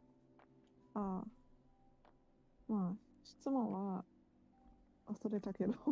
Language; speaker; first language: Japanese; non-native, learner; German